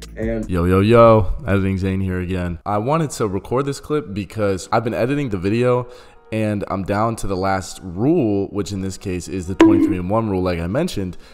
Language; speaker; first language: English; native; English